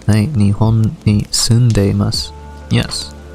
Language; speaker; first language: Japanese; non-native, learner; English